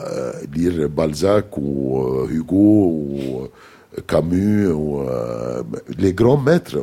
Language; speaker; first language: French; non-native, fluent; Arabic